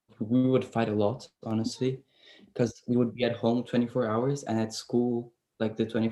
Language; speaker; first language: English; non-native, fluent; Portuguese